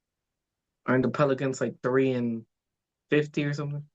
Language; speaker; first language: English; native; English